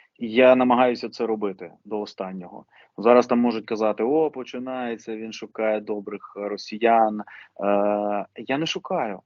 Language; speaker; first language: Ukrainian; non-native, local second language; Russian